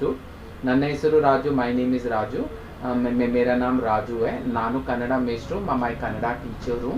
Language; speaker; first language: Kannada; non-native, fluent; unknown